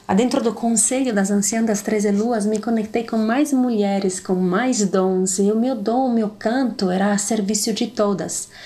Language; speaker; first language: Portuguese; non-native, fluent; Italian